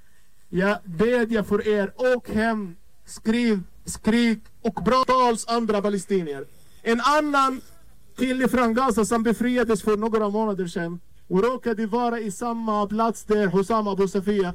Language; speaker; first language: Swedish; non-native, fluent; Arabic